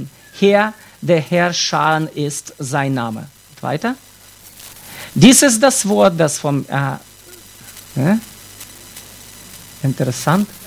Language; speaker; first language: German; non-native, fluent; Russian